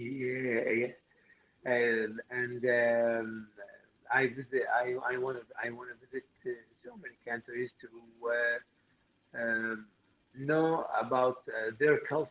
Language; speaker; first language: English; non-native, learner; Arabic